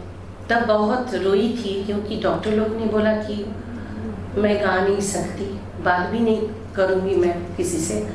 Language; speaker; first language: Hindi; non-native, local second language; Bangla